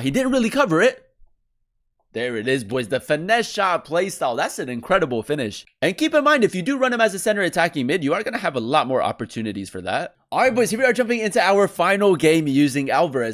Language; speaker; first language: English; native; English